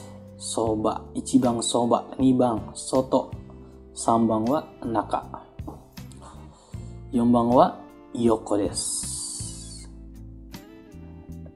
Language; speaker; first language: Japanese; non-native, fluent; Indonesian